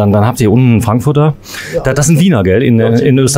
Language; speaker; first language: German; native; German